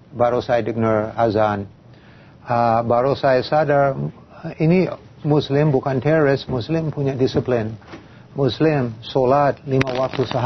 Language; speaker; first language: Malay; non-native, fluent; English